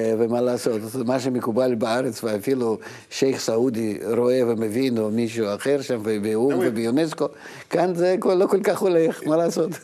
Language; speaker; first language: Hebrew; non-native, fluent; Russian